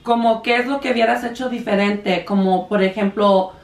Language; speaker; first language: Spanish; early bilingual, heritage; Spanish